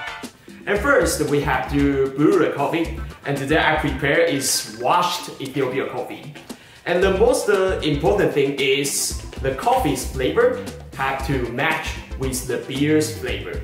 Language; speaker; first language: English; non-native, learner; Chinese